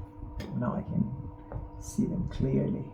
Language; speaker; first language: English; non-native, fluent; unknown